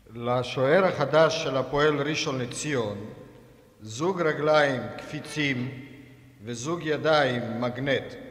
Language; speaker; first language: Hebrew; native; Hebrew